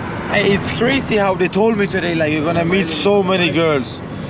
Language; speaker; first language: English; non-native, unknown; Swedish